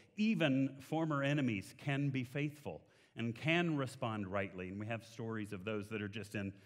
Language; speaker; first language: English; native; English